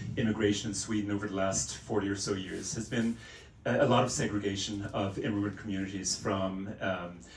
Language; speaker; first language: English; native; English